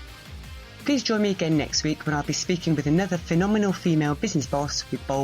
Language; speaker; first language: English; native; English